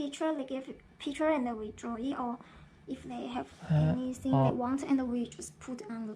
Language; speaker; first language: English; non-native, learner; Chinese